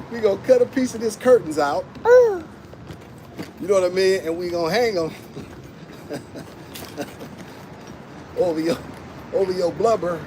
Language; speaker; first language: English; native; English